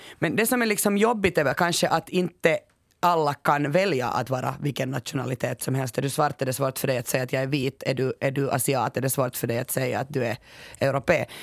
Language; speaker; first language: Swedish; native; Swedish